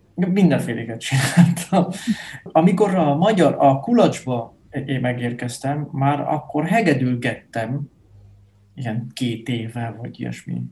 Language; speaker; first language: Hungarian; non-native, fluent; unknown